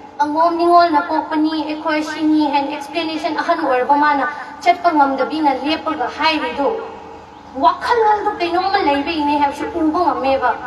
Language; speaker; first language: Manipuri; non-native, local second language; Tangkhul Naga (India)